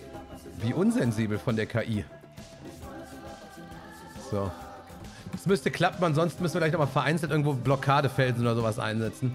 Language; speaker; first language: German; native; German